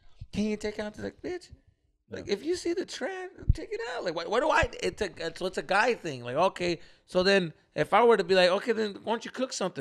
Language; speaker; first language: English; early bilingual, other home language; Spanish